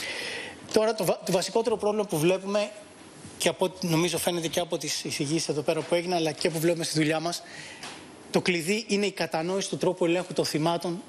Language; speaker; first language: Greek; native; Greek